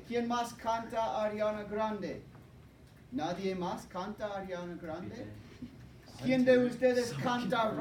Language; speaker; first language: Spanish; non-native, fluent; English